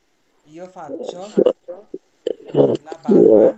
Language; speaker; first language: Italian; non-native, fluent; Bangla